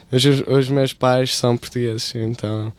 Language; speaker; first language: Portuguese; early bilingual, heritage; English